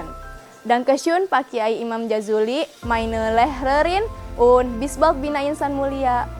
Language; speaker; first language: German; non-native, learner; Indonesian